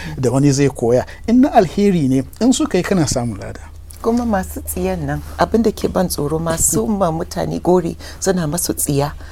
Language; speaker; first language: Hausa; non-native, local second language; English